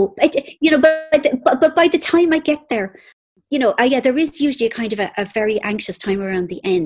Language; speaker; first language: English; native; English